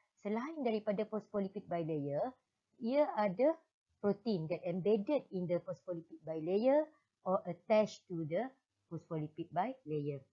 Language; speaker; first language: English; non-native, local second language; Malay